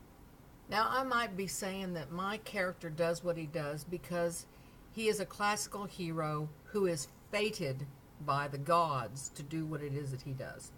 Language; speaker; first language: English; native; English